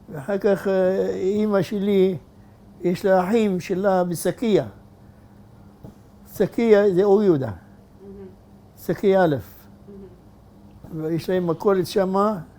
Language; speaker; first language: Hebrew; non-native, fluent; Arabic